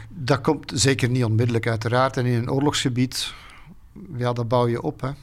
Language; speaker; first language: Dutch; native; Dutch